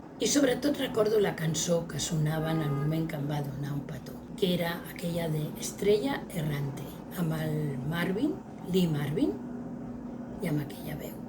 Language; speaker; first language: Catalan; non-native, local second language; Spanish